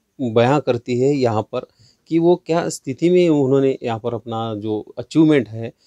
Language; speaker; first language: Hindi; non-native, local second language; Marathi